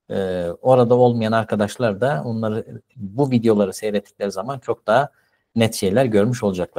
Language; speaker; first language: Turkish; native; Turkish